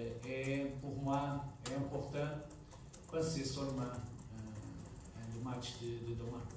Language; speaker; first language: French; non-native, fluent; Portuguese